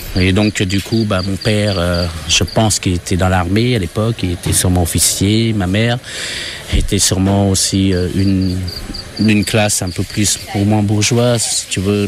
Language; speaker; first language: French; non-native, fluent; Khmer